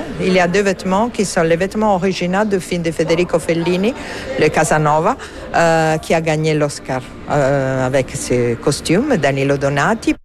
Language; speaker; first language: French; non-native, fluent; Italian